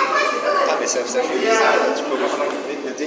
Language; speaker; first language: French; native; French